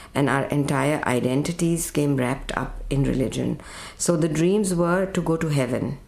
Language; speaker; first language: English; non-native, local second language; Urdu